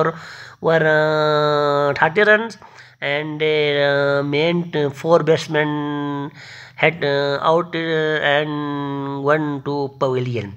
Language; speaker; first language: English; non-native, learner; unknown